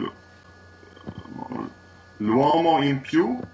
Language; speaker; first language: Italian; non-native, learner; English